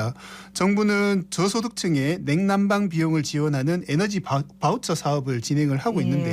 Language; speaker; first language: Korean; native; Korean